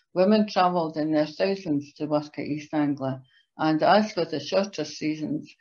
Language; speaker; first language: English; native; English